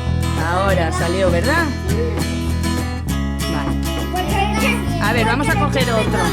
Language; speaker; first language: Spanish; native; Spanish